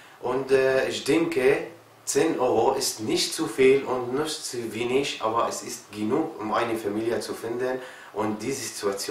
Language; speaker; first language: German; non-native, learner; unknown